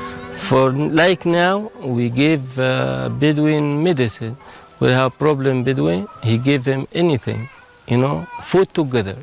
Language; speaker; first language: English; non-native, learner; Arabic